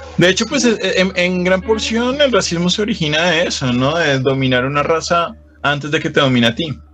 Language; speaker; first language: Spanish; native; Spanish